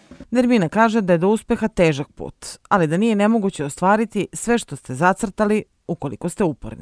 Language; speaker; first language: Serbian; native; Serbian